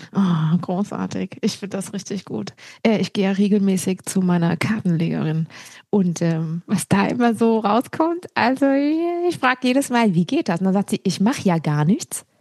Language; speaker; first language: German; native; German